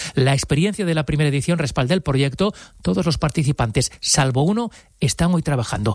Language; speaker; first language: Spanish; native; Spanish